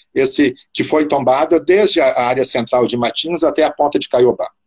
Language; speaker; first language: Portuguese; native; Portuguese